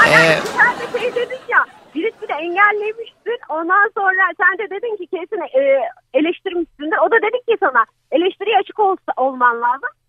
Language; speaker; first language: Turkish; native; Turkish